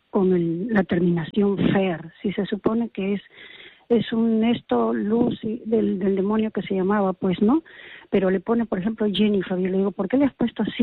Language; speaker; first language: Spanish; native; Spanish